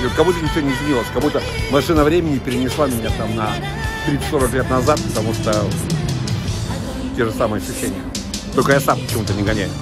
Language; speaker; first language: Russian; native; Russian